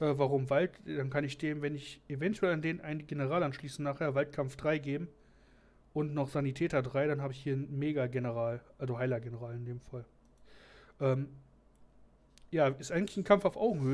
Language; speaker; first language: German; native; German